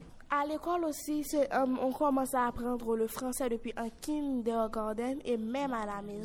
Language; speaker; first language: French; non-native, local second language; Haitian Creole